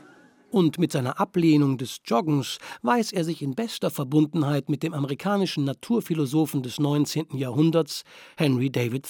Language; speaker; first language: German; native; German